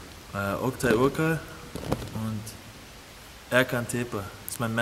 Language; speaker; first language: German; early bilingual, other home language; English